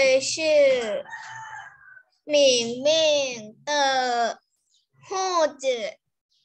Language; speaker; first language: Chinese; non-native, learner; Thai